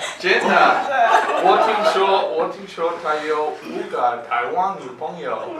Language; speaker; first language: Chinese; non-native, learner; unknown